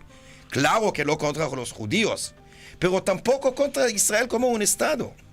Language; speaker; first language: Spanish; non-native, fluent; Hebrew